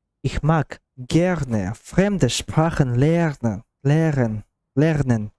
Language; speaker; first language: German; non-native, learner; Russian